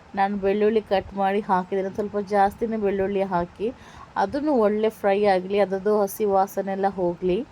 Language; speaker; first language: Kannada; non-native, local second language; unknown